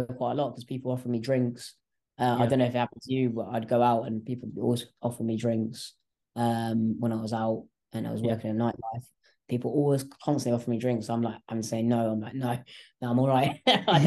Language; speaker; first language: English; native; English